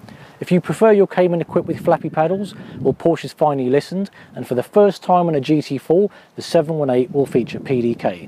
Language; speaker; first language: English; native; English